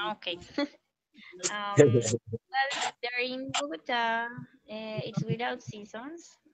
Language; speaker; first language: English; non-native, learner; Spanish